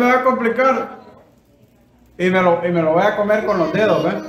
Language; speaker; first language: Spanish; native; Spanish